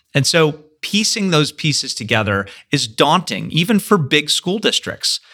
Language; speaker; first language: English; native; English